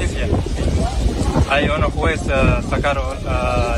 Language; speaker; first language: Spanish; non-native, learner; Arabic